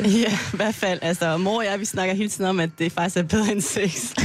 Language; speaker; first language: Danish; non-native, fluent; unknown